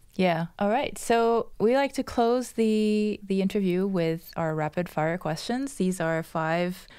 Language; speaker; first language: English; non-native, local second language; Morisyen